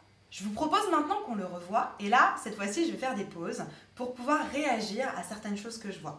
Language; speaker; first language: French; native; French